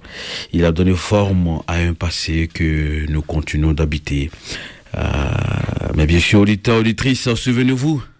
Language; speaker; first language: French; native; French